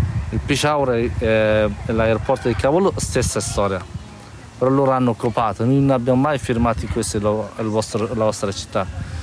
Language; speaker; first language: Italian; non-native, fluent; Persian